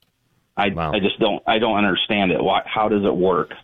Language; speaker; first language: English; native; English